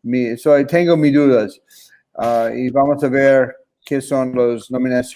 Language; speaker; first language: Spanish; non-native, fluent; English